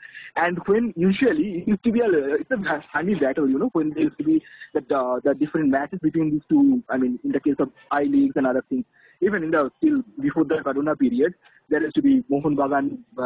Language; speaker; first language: English; non-native, local second language; Bangla